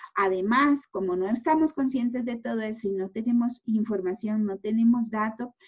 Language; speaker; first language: Spanish; native; Spanish